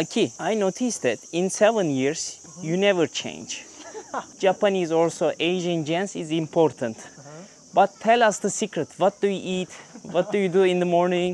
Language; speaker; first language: English; non-native, learner; Turkish